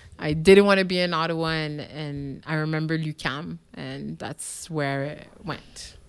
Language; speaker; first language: English; non-native, local second language; French